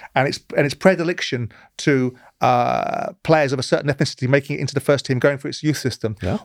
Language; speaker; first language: English; native; English